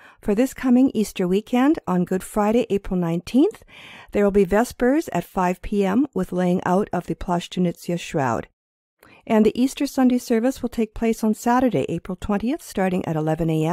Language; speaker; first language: English; early bilingual, other home language; Ukrainian